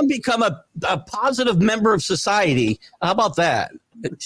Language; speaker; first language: English; native; English